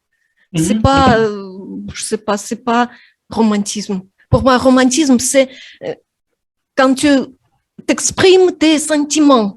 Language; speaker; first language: French; non-native, fluent; Russian